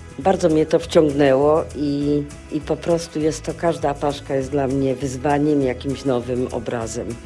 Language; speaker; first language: Polish; native; Polish